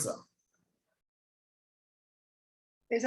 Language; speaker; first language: Spanish; native; Spanish